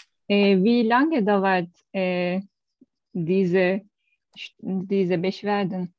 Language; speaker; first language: German; non-native, learner; Turkish